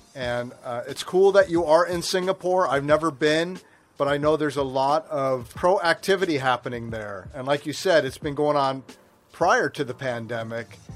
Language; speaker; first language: English; non-native, fluent; German